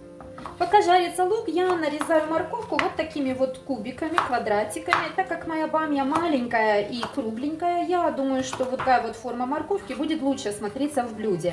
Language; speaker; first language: Russian; native; Russian